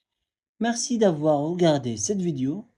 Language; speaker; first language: French; non-native, fluent; Arabic